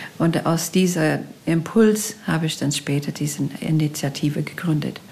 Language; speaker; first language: German; non-native, fluent; English